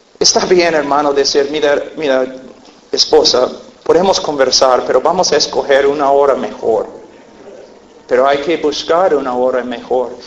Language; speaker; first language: Spanish; non-native, fluent; English